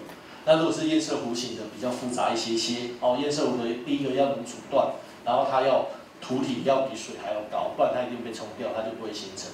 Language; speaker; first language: Chinese; native; Chinese